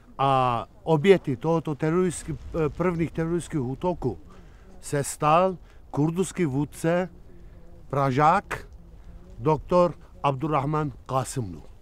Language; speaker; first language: Czech; non-native, fluent; Kurdish